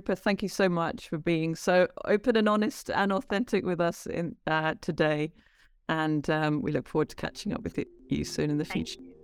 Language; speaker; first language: English; native; English